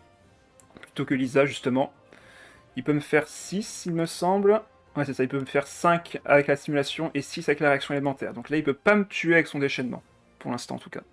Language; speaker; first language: French; native; French